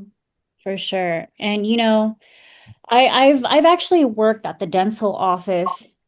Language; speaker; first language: English; native; English